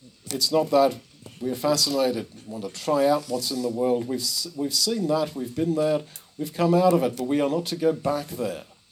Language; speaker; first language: English; native; English